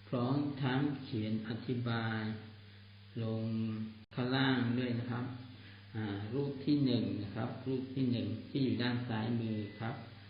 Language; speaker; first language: Thai; non-native, local second language; Malay